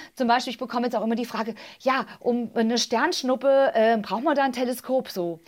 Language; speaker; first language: German; native; German